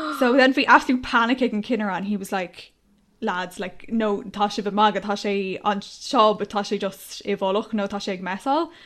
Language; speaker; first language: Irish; non-native, local second language; English